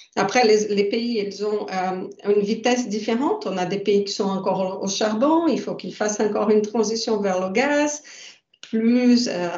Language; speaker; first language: French; non-native, fluent; Portuguese